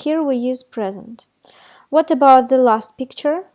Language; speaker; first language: English; non-native, fluent; Russian